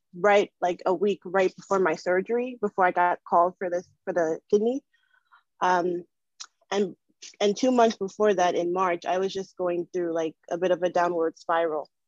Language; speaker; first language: English; early bilingual, other home language; Wolof